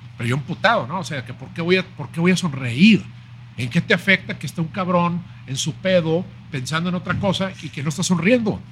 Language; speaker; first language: Spanish; native; Spanish